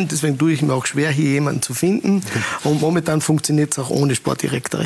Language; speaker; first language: German; native; German